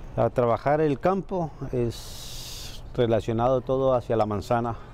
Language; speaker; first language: Spanish; native; Spanish